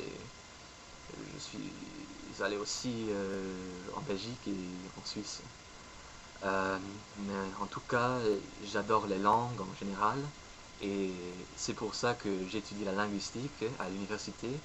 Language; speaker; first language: French; non-native, fluent; English